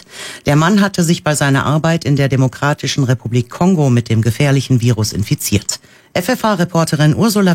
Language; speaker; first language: German; native; German